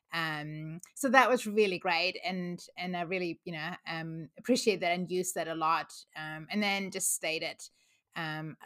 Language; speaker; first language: English; non-native, fluent; German